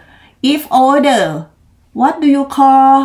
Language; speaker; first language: English; non-native, learner; Thai